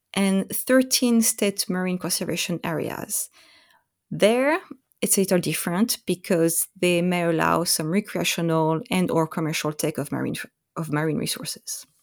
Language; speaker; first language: English; non-native, fluent; French